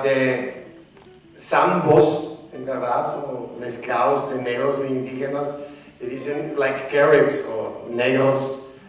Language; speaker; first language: Spanish; non-native, fluent; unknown